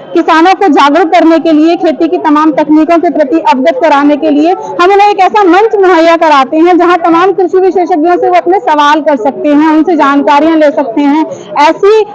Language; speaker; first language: Hindi; native; Hindi